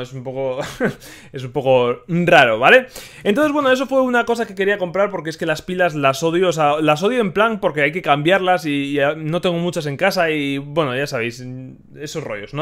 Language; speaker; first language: Spanish; native; Spanish